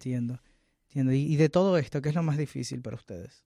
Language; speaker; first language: Spanish; native; Spanish